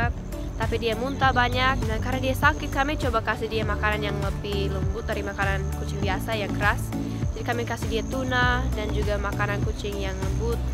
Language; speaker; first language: Indonesian; non-native, fluent; English